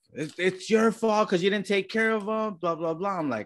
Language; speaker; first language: English; early bilingual, other home language; Spanish